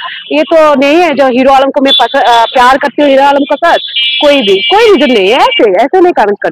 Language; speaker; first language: Hindi; non-native, learner; Bangla